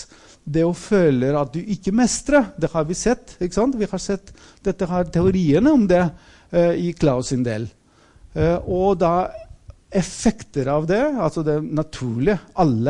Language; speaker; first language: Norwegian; non-native, fluent; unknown